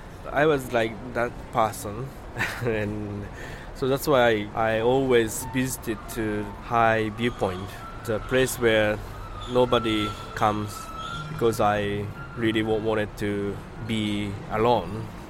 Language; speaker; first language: English; non-native, learner; Japanese